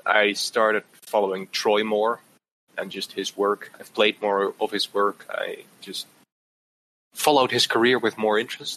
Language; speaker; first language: English; non-native, fluent; Dutch